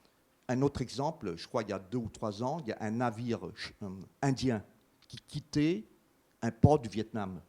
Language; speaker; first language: French; native; French